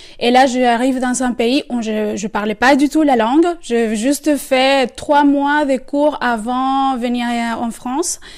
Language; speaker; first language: French; non-native, fluent; Spanish